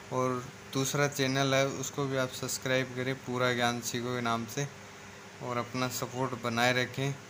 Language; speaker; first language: Hindi; native; Hindi